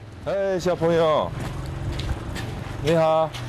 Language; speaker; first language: Chinese; non-native, learner; Korean